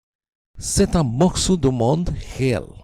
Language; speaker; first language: French; non-native, fluent; Bangla